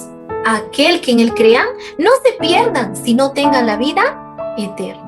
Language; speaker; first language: Spanish; native; Spanish